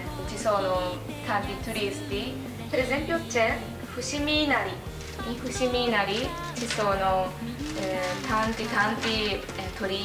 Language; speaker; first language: Italian; non-native, learner; Japanese